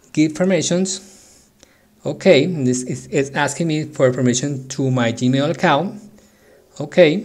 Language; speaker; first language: English; non-native, fluent; Spanish